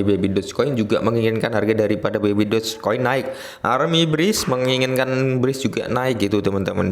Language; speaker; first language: Indonesian; native; Indonesian